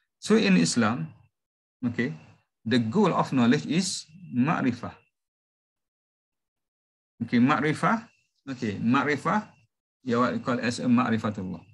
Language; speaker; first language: English; non-native, local second language; Malay